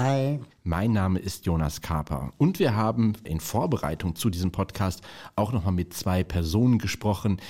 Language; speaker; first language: German; native; German